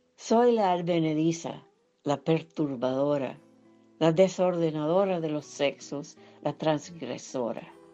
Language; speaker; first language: Spanish; non-native, fluent; English